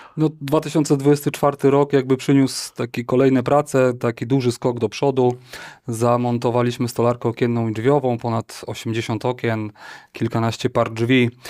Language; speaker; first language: Polish; native; Polish